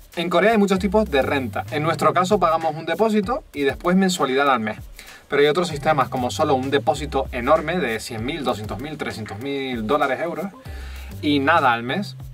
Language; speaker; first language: Spanish; native; Spanish